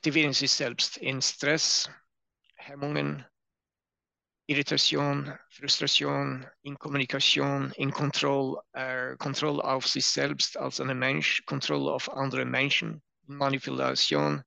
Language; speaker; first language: German; non-native, learner; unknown